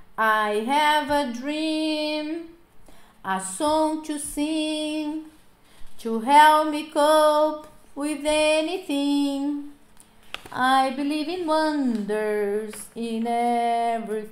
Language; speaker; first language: English; non-native, fluent; Portuguese